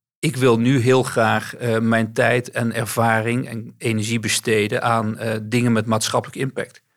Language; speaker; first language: Dutch; native; Dutch